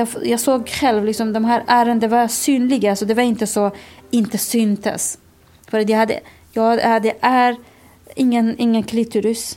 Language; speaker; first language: Swedish; non-native, fluent; Kurdish